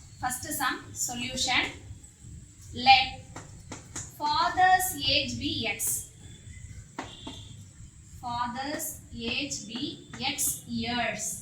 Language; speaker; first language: English; non-native, local second language; Tamil